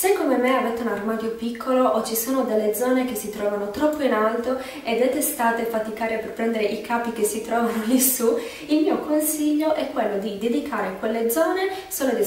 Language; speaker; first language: Italian; native; Italian